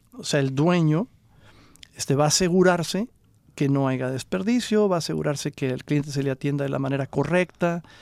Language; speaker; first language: Spanish; native; Spanish